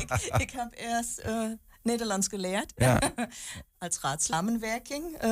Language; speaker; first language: Dutch; non-native, learner; German